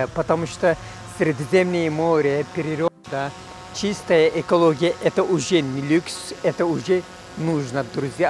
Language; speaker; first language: Russian; non-native, fluent; Turkish